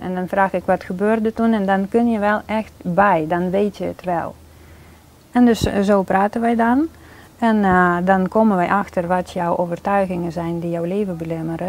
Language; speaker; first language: Dutch; non-native, fluent; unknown